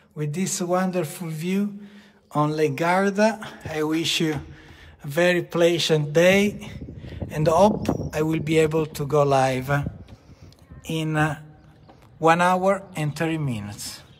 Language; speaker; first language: English; non-native, fluent; Italian